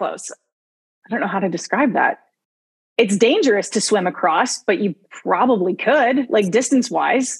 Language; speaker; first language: English; native; English